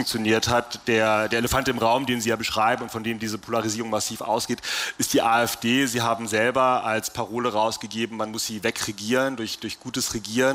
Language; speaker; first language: German; native; German